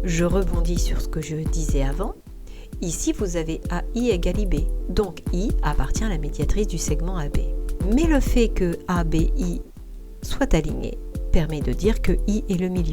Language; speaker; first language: French; native; French